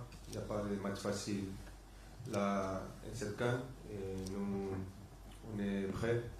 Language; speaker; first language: French; non-native, fluent; Spanish